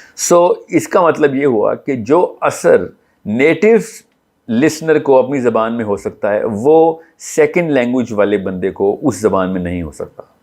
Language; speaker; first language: Urdu; native; Urdu